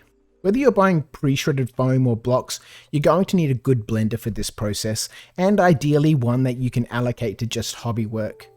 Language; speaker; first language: English; native; English